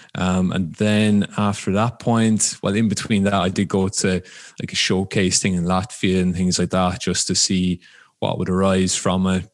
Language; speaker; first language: English; native; English